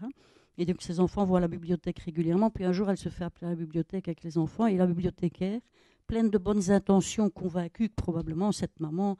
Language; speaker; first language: French; native; French